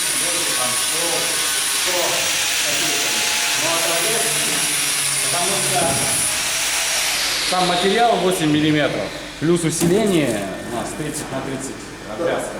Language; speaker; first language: Russian; native; Russian